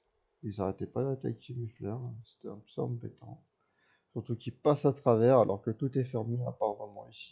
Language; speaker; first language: French; native; French